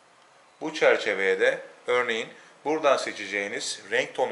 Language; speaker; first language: Turkish; native; Turkish